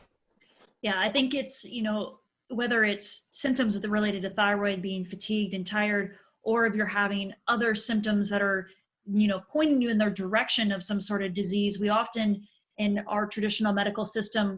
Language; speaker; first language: English; native; English